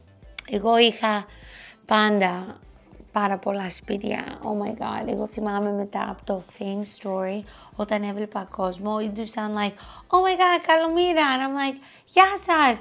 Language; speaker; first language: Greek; early bilingual, heritage; English